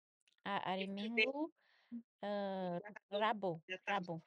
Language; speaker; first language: Indonesian; non-native, learner; English